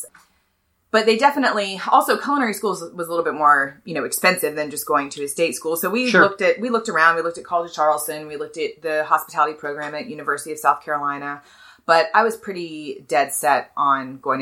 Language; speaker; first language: English; native; English